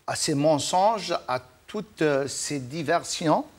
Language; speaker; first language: French; non-native, local second language; Arabic